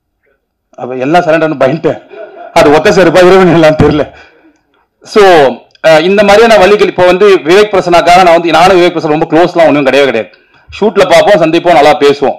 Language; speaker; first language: Tamil; native; Tamil